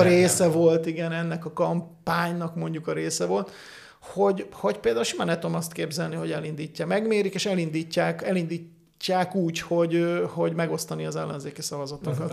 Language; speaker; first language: Hungarian; native; Hungarian